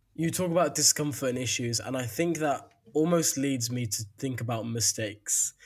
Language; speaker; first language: English; native; English